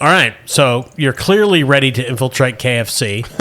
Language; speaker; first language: English; native; English